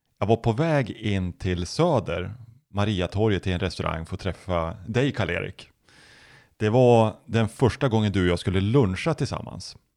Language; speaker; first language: Swedish; native; Swedish